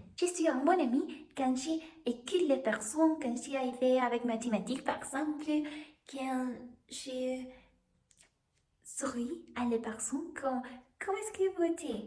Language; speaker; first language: French; non-native, learner; Spanish